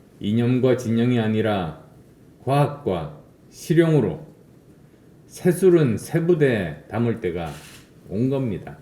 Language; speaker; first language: Korean; native; Korean